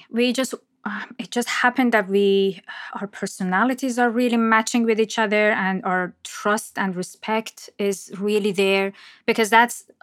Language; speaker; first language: English; non-native, fluent; Persian